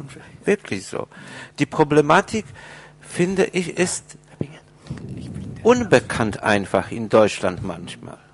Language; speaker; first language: German; non-native, fluent; Polish